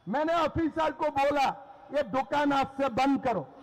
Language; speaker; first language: Hindi; non-native, local second language; Assamese